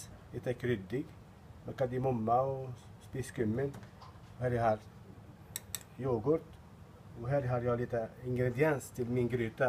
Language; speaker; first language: Swedish; non-native, fluent; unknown